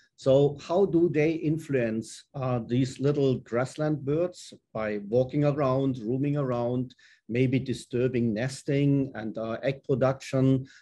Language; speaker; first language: English; non-native, fluent; German